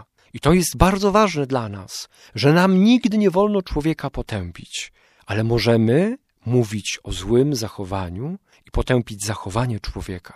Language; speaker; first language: Polish; native; Polish